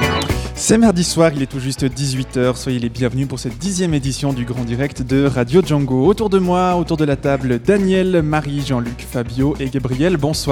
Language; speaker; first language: French; native; French